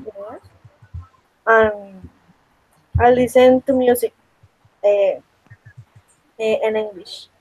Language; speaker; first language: English; non-native, learner; Spanish